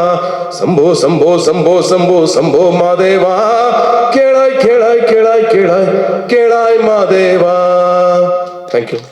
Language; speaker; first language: Tamil; non-native, learner; Kannada